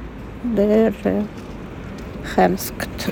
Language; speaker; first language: Swedish; non-native, learner; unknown